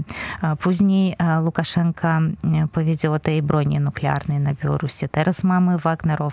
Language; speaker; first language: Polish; non-native, fluent; Belarusian